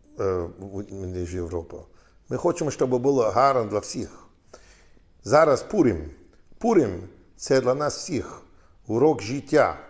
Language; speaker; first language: Ukrainian; non-native, fluent; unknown